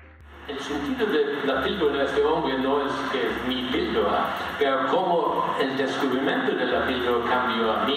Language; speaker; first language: Spanish; non-native, fluent; German